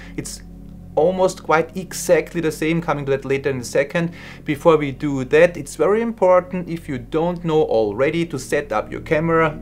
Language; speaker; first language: English; non-native, fluent; German